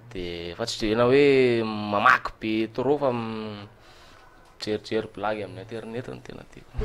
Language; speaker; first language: Malagasy; native; Malagasy